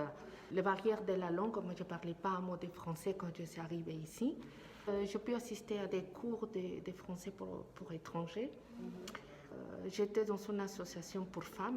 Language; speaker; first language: French; non-native, fluent; Spanish